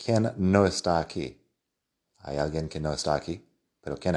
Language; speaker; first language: Spanish; non-native, fluent; English